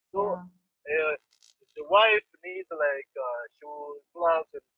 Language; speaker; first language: English; non-native, fluent; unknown